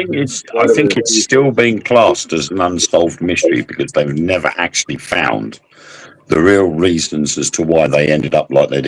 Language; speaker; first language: English; native; English